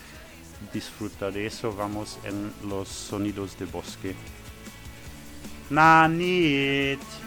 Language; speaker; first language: Spanish; non-native, learner; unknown